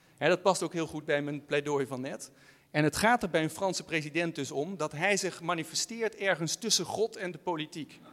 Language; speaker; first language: Dutch; native; Dutch